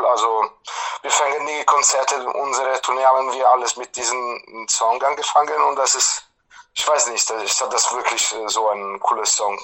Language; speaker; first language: German; non-native, fluent; Italian